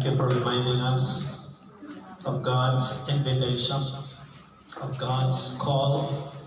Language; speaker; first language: English; non-native, local second language; Filipino